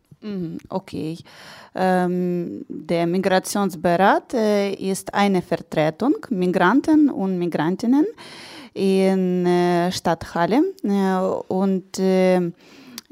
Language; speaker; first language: German; non-native, learner; Ukrainian